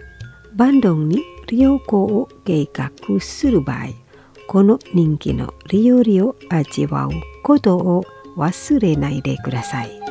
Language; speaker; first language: Japanese; non-native, fluent; Indonesian